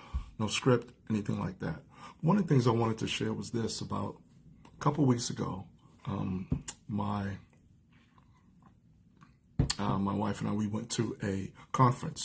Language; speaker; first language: English; native; English